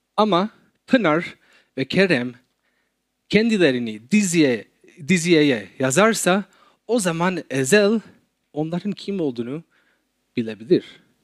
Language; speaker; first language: Turkish; non-native, fluent; English